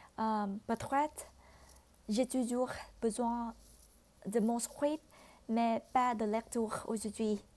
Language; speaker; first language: French; non-native, learner; Vietnamese